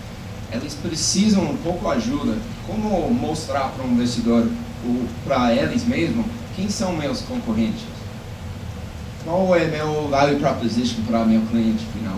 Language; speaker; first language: Portuguese; non-native, fluent; English